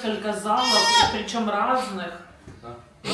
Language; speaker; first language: Russian; native; Russian